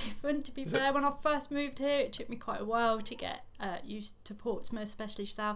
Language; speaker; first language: English; native; English